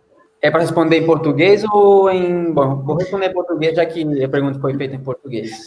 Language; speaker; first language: Portuguese; non-native, fluent; Spanish